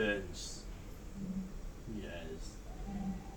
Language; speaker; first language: English; non-native, learner; Chinese